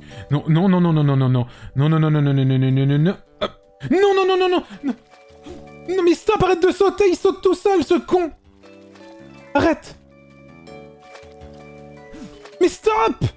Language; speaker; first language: French; native; French